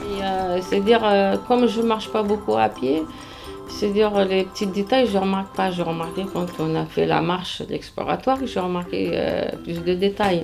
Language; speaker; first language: French; non-native, fluent; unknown